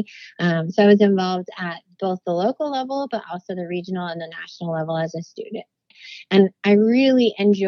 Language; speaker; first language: English; native; English